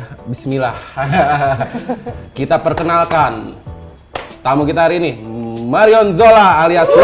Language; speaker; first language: Indonesian; native; Indonesian